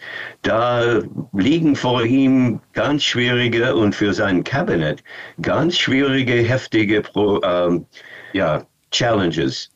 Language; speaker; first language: German; non-native, fluent; English